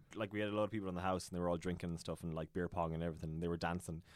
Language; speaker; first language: English; native; English